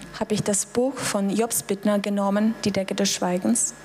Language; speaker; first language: German; non-native, fluent; Russian